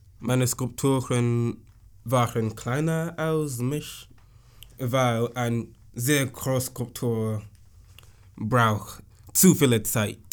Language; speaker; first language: German; non-native, learner; English